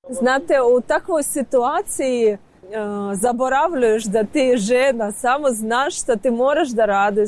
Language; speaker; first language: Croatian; non-native, learner; Ukrainian